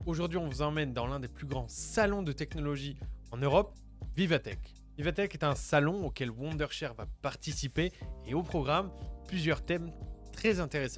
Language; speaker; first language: French; native; French